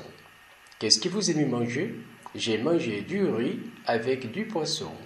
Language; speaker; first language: French; non-native, learner; Portuguese